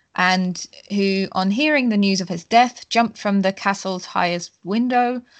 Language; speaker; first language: English; non-native, fluent; German